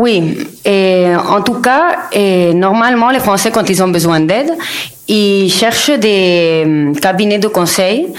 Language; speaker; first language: French; non-native, local second language; Spanish